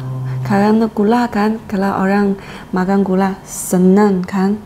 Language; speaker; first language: Indonesian; non-native, learner; Chinese